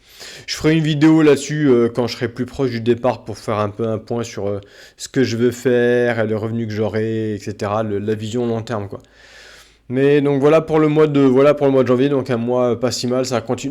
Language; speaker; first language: French; native; French